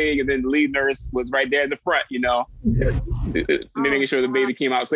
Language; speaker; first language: English; native; English